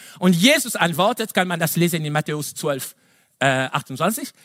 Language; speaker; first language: German; non-native, fluent; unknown